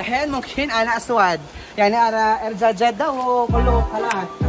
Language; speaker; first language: Arabic; non-native, learner; Filipino